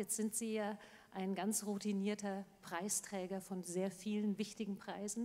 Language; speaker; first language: German; native; German